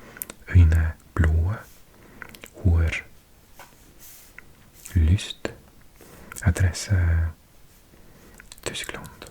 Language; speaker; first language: Norwegian; non-native, learner; English